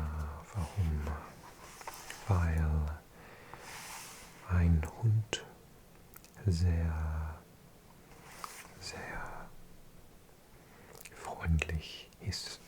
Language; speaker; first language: German; non-native, learner; English